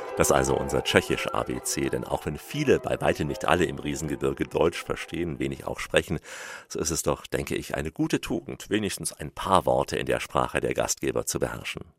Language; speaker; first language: German; native; German